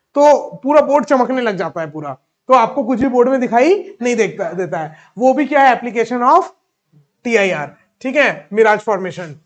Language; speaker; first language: Hindi; native; Hindi